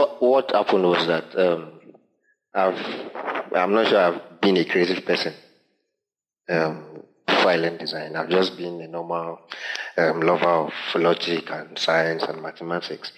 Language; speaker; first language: English; non-native, local second language; Yoruba